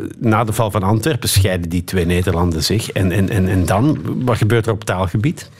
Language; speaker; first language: Dutch; native; Dutch